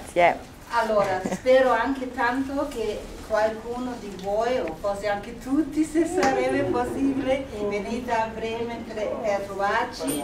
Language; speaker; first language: Italian; non-native, fluent; German